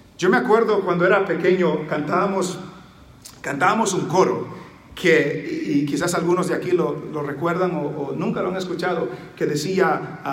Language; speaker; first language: Spanish; early bilingual, heritage; Spanish